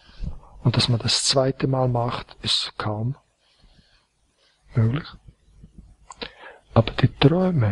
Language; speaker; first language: German; non-native, fluent; Croatian